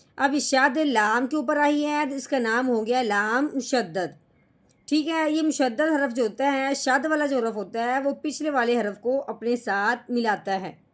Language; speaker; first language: Urdu; native; Urdu